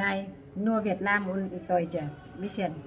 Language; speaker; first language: German; non-native, learner; Vietnamese